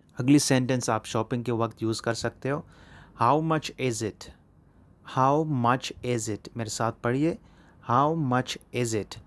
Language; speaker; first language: Urdu; native; Urdu